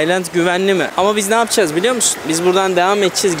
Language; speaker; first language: Turkish; native; Turkish